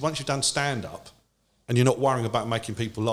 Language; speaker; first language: English; native; English